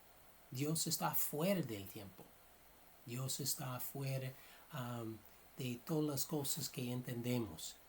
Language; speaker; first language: Spanish; non-native, fluent; English